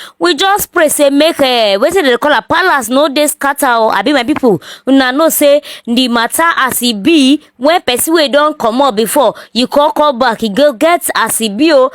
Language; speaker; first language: Nigerian Pidgin; non-native, local second language; Yoruba